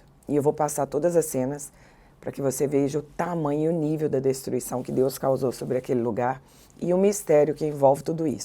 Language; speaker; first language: Portuguese; native; Portuguese